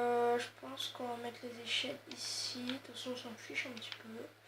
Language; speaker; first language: French; native; French